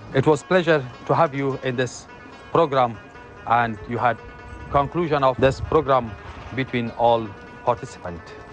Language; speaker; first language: English; non-native, learner; Persian